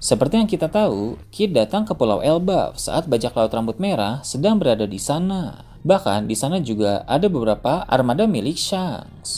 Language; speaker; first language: Indonesian; native; Indonesian